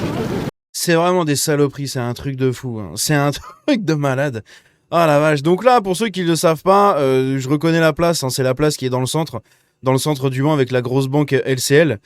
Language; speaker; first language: French; native; French